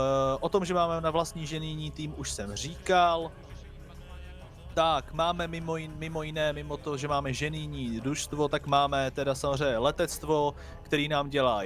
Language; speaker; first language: Czech; native; Czech